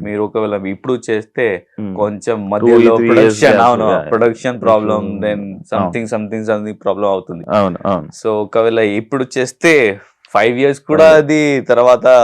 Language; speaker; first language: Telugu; non-native, local second language; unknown